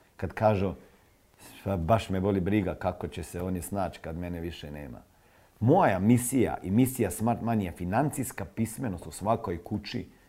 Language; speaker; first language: Croatian; non-native, fluent; Serbian